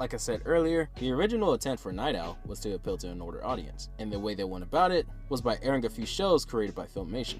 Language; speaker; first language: English; native; English